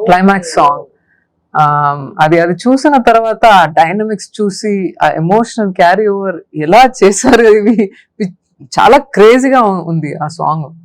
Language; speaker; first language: Telugu; non-native, local second language; Tamil